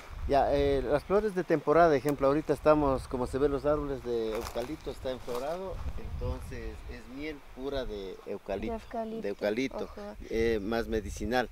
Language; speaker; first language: Spanish; native; Spanish